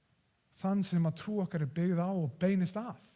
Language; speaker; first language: Icelandic; non-native, fluent; English